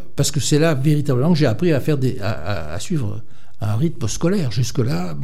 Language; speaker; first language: French; native; French